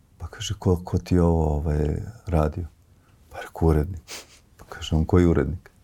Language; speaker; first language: Serbian; native; Serbian